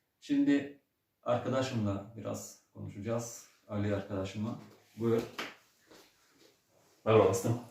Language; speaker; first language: Turkish; early bilingual, heritage; Turkish